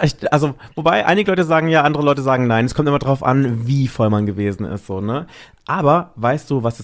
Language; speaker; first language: German; native; German